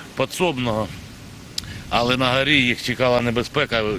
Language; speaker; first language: Ukrainian; native; Ukrainian